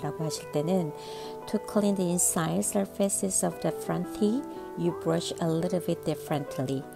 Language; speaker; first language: English; non-native, fluent; Korean